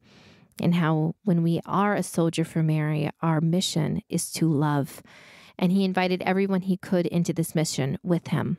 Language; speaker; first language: English; native; English